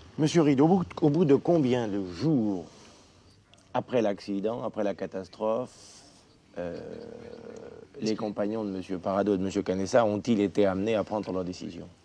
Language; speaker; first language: French; native; French